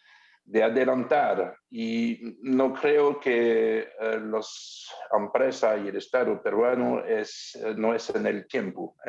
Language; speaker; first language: Spanish; non-native, learner; French